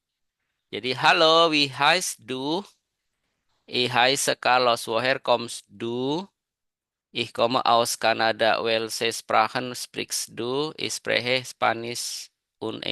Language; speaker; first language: German; non-native, learner; Indonesian